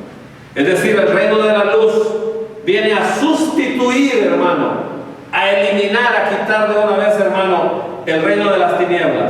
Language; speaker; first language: Spanish; native; Spanish